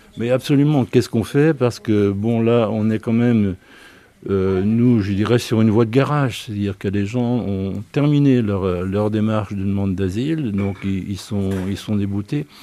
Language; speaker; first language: French; native; French